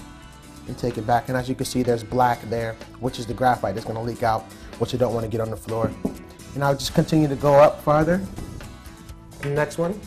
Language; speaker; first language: English; native; English